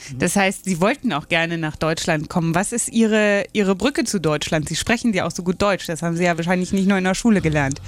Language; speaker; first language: German; native; German